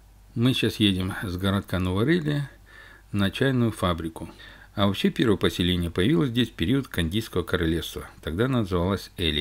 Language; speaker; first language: Russian; native; Russian